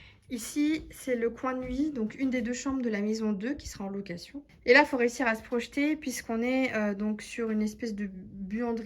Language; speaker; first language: French; native; French